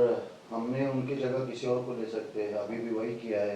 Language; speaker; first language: Hindi; non-native, fluent; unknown